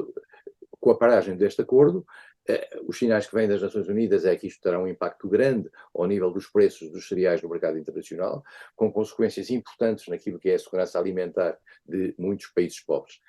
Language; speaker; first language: Portuguese; native; Portuguese